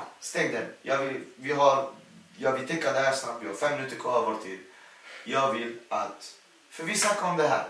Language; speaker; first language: Swedish; early bilingual, other home language; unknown